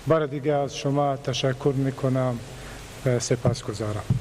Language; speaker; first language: Persian; non-native, fluent; Bosnian